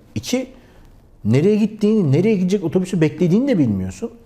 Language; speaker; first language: Turkish; native; Turkish